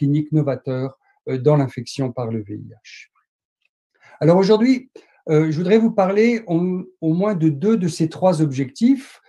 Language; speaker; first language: French; native; French